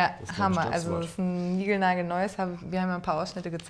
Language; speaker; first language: German; native; German